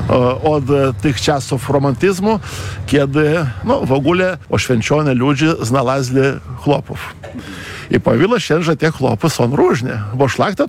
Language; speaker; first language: Polish; non-native, fluent; Lithuanian